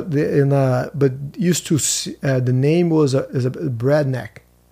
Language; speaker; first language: English; non-native, fluent; Portuguese